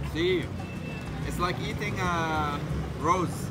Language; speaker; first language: English; non-native, fluent; Arabic